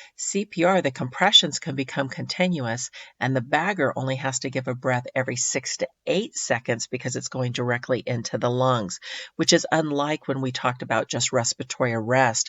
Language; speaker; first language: English; native; English